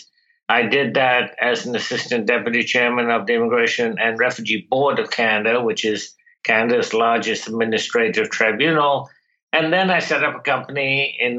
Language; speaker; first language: English; non-native, local second language; Bangla